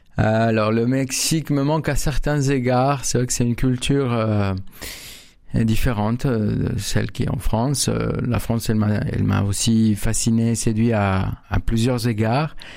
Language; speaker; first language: French; non-native, fluent; Spanish